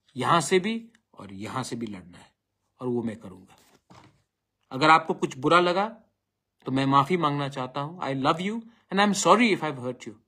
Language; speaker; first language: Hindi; non-native, local second language; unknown